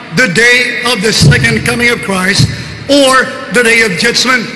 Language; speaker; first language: English; non-native, local second language; Filipino